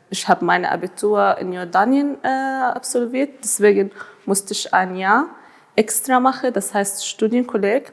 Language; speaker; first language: German; non-native, fluent; Arabic